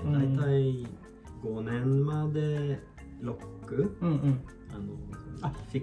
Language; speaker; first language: Japanese; non-native, learner; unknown